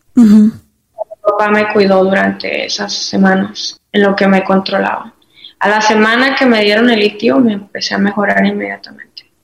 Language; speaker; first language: Spanish; native; Spanish